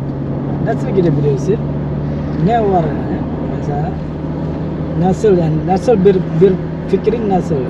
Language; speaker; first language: Turkish; non-native, learner; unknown